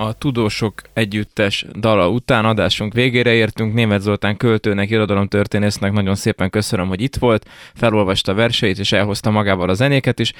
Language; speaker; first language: Hungarian; native; Hungarian